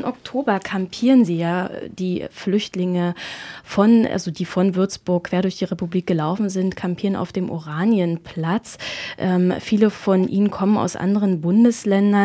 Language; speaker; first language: German; native; German